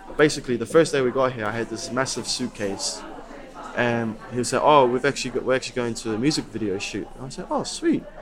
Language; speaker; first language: English; native; English